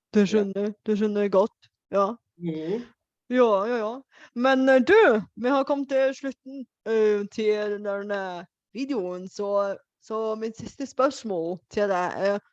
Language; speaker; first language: Norwegian; non-native, fluent; Bulgarian